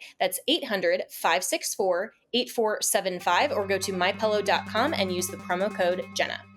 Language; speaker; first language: English; native; English